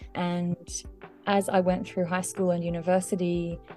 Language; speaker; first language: English; native; English